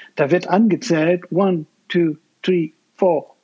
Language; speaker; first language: German; native; German